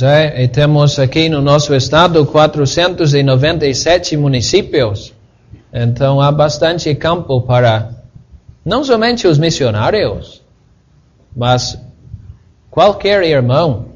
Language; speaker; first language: Portuguese; non-native, fluent; English